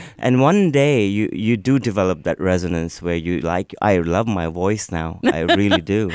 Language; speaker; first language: English; non-native, local second language; Urdu